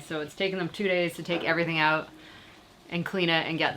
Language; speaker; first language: English; native; English